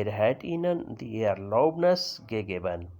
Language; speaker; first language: German; non-native, learner; Urdu